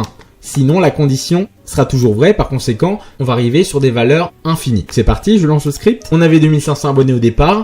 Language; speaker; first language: French; native; French